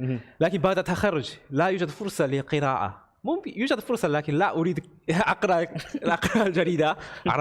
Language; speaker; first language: Arabic; non-native, learner; Korean